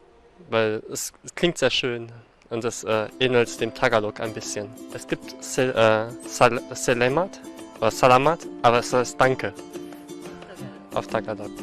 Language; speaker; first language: German; early bilingual, heritage; German